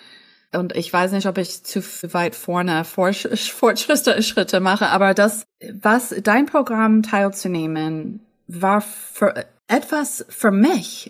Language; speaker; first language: German; non-native, fluent; English